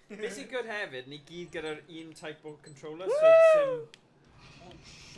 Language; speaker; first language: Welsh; native; Welsh